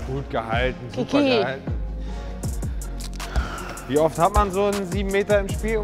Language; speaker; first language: German; native; German